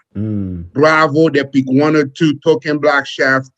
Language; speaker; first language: English; non-native, fluent; Haitian Creole